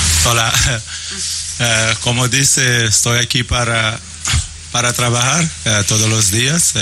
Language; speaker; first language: Spanish; non-native, learner; Portuguese